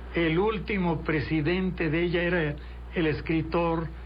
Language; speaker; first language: Spanish; native; Spanish